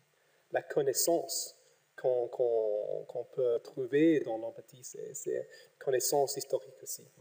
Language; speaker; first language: French; non-native, fluent; English